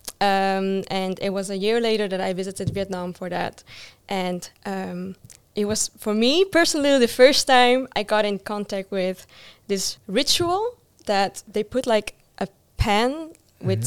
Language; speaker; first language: English; non-native, fluent; Dutch